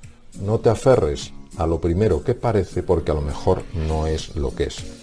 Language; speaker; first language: Spanish; native; Spanish